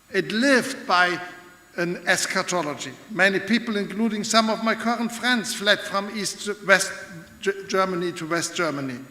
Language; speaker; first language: English; non-native, fluent; German